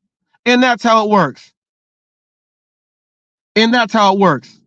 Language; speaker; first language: English; native; English